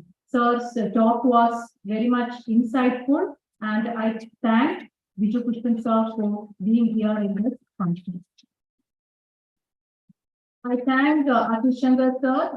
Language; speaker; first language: English; non-native, local second language; Malayalam